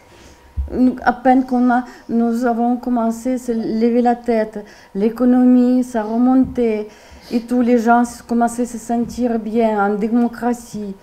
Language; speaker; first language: French; non-native, fluent; Ukrainian